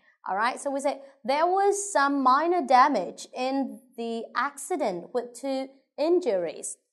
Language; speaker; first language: English; non-native, fluent; Vietnamese